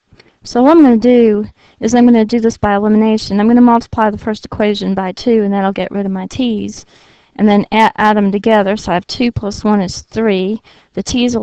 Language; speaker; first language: English; native; English